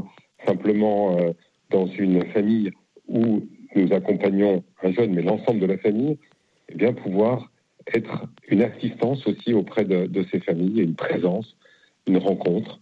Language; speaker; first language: French; native; French